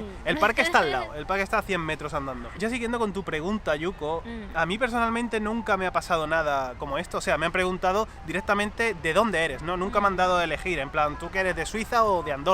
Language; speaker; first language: Spanish; native; Spanish